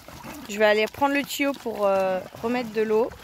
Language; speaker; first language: French; native; French